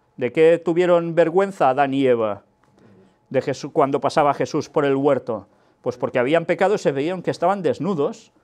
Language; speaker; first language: Spanish; non-native, local second language; Catalan